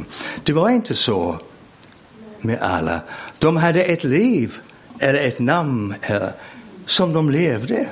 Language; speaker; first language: Swedish; non-native, fluent; English